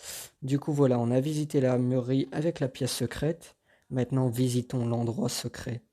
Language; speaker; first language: French; native; French